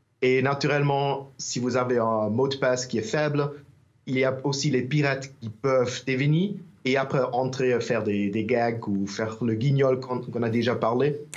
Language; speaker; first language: French; non-native, learner; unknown